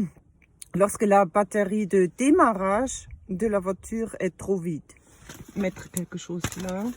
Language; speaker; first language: French; non-native, fluent; German